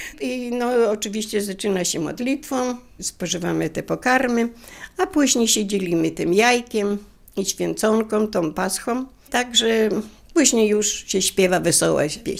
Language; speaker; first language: Polish; native; Polish